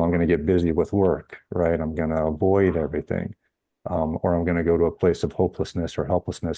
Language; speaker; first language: English; native; English